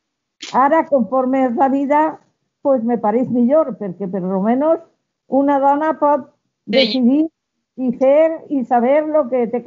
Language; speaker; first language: Catalan; non-native, local second language; Spanish